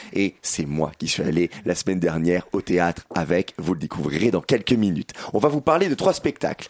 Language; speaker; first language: French; native; French